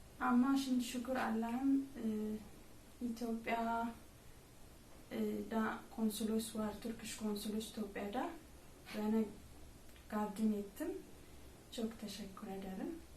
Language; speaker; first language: Turkish; non-native, learner; Amharic